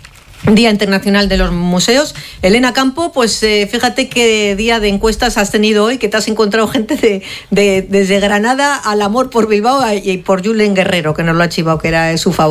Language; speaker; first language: Spanish; native; Spanish